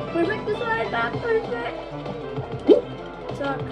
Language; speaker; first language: Bulgarian; native; Bulgarian